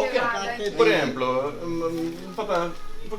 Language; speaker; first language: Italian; non-native, learner; Norwegian